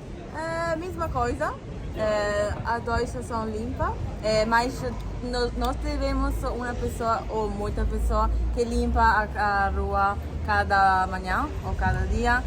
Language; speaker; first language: Portuguese; non-native, learner; Italian